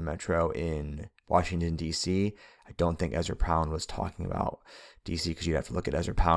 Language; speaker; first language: English; native; English